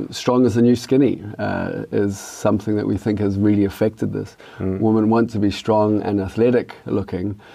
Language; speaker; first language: English; native; English